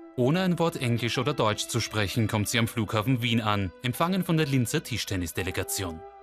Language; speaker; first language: German; native; German